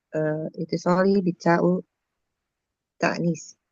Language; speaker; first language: Arabic; non-native, learner; Indonesian